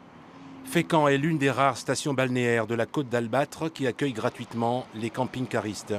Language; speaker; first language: French; native; French